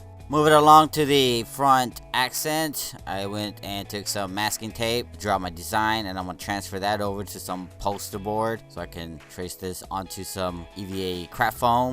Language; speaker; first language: English; native; English